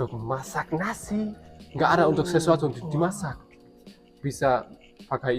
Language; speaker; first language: Indonesian; non-native, learner; German